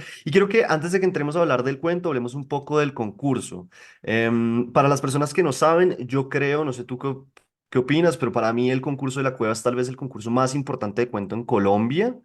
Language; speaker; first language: Spanish; native; Spanish